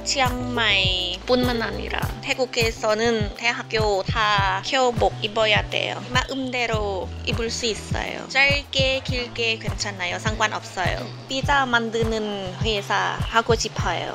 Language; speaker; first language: Korean; non-native, learner; Thai